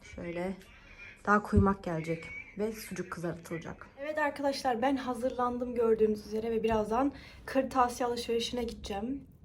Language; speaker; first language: Turkish; early bilingual, heritage; Turkish